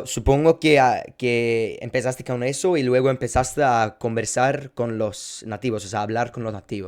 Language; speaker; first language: Spanish; non-native, fluent; English